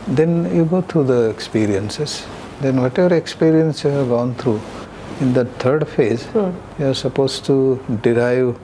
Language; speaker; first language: English; non-native, local second language; Marathi